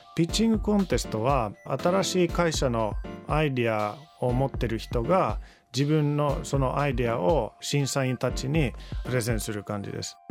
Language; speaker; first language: Japanese; non-native, fluent; Finnish